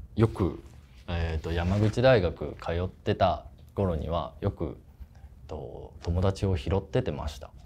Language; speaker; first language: Japanese; non-native, fluent; Chinese